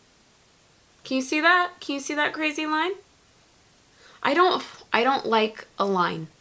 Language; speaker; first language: English; native; English